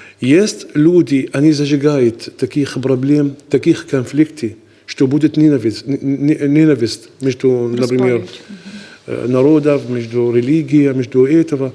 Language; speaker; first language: Russian; non-native, learner; Arabic